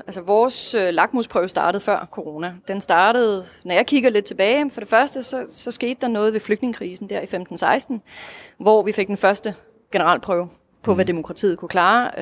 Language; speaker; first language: Danish; non-native, fluent; Russian